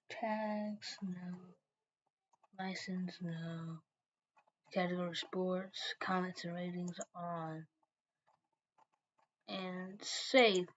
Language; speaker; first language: English; native; English